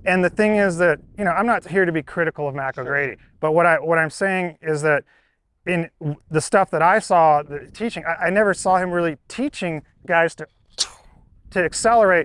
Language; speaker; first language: English; native; English